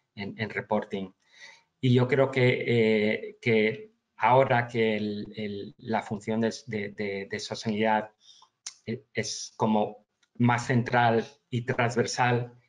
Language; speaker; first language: Spanish; early bilingual, heritage; Spanish